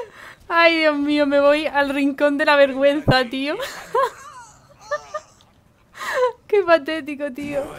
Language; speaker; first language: Spanish; native; Spanish